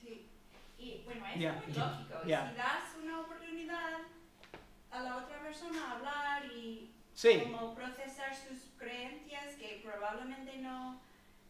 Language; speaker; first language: Spanish; non-native, fluent; English